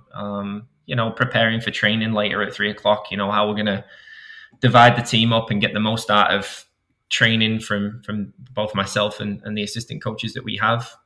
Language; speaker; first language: English; native; English